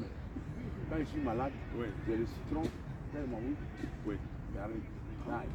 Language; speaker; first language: French; non-native, local second language; Baoulé